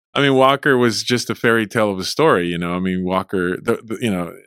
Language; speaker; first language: English; early bilingual, other home language; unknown